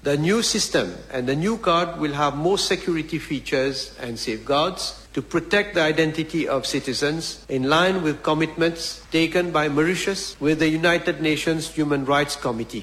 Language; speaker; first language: English; non-native, local second language; Morisyen